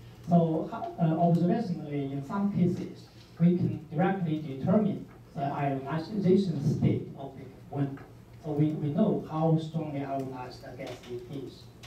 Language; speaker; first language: English; non-native, fluent; Chinese